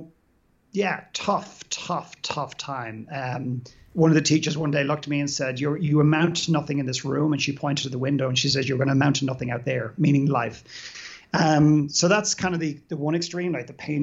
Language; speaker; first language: English; native; English